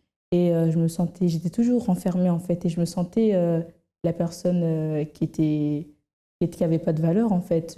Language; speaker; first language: French; native; French